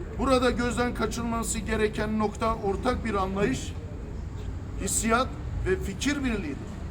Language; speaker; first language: Turkish; early bilingual, heritage; Turkish